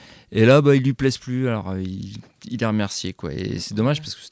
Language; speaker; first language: French; native; French